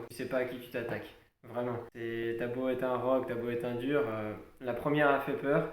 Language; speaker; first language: French; native; French